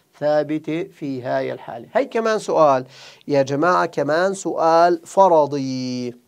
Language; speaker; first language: Arabic; native; Arabic